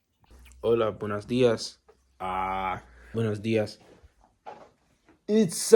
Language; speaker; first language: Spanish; non-native, learner; English